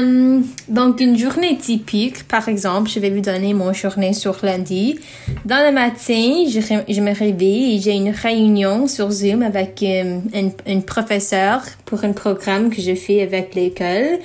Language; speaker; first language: French; non-native, learner; English